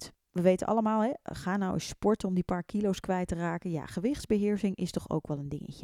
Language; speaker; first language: Dutch; native; Dutch